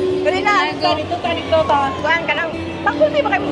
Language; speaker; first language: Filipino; non-native, local second language; Cebuano